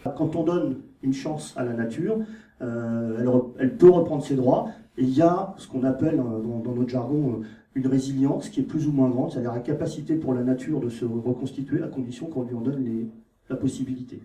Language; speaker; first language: French; native; French